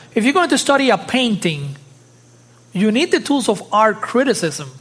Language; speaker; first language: English; early bilingual, other home language; Spanish